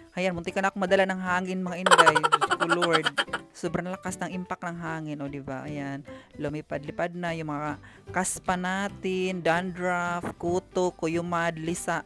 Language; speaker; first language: Filipino; non-native, local second language; Cebuano